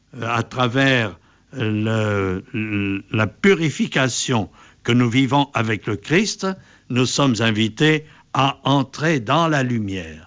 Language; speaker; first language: French; native; French